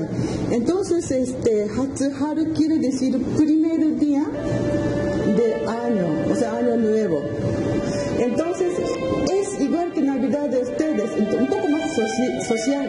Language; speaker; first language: Spanish; non-native, fluent; Japanese